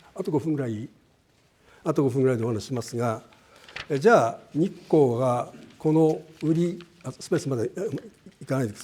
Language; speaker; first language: Japanese; native; Japanese